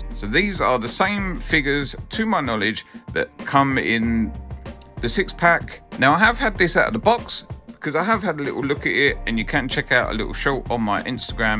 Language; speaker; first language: English; native; English